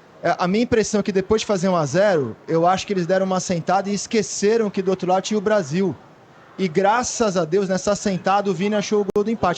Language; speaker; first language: Portuguese; native; Portuguese